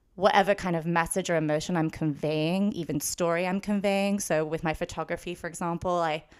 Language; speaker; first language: English; native; English